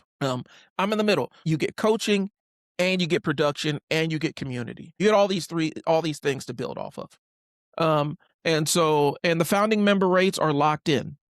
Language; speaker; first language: English; native; English